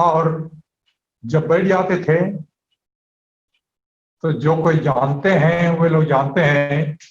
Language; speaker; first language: Hindi; native; Hindi